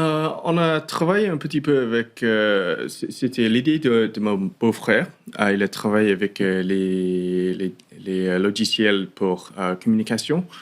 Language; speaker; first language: French; non-native, fluent; English